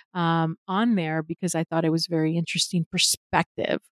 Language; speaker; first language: English; non-native, fluent; Spanish